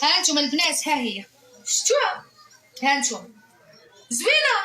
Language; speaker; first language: Arabic; native; Arabic